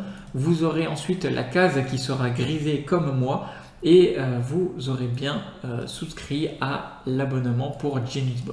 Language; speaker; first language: French; native; French